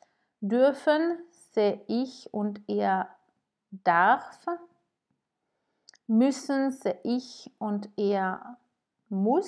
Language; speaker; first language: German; non-native, fluent; French